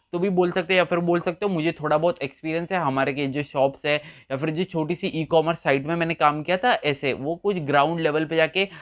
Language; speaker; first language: Hindi; native; Hindi